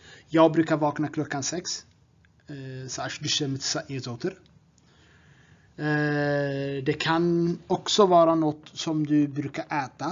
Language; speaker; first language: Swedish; non-native, fluent; Tigrinya